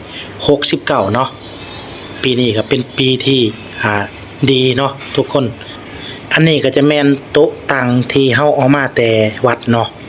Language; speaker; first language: Thai; non-native, local second language; Lao